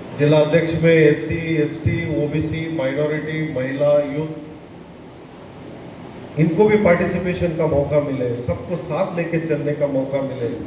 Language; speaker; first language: Hindi; non-native, local second language; Kannada